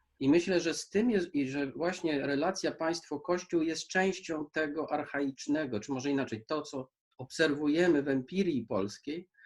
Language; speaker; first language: Polish; native; Polish